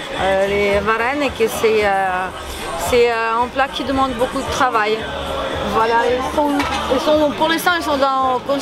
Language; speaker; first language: French; non-native, learner; Ukrainian